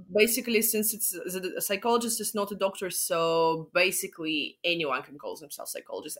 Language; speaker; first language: English; non-native, fluent; Russian